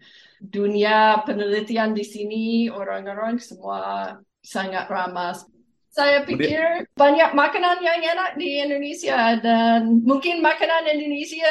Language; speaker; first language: Indonesian; non-native, fluent; English